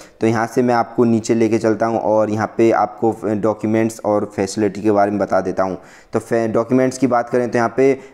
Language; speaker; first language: Hindi; native; Hindi